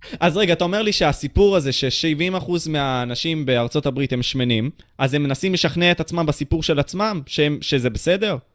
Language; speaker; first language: Hebrew; native; Hebrew